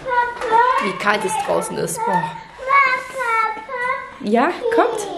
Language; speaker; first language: German; native; German